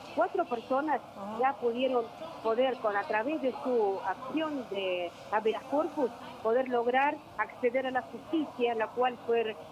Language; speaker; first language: Spanish; non-native, fluent; Russian